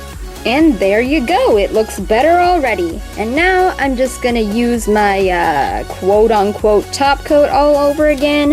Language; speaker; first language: English; native; English